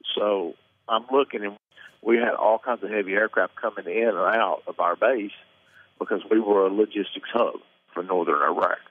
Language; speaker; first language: English; native; English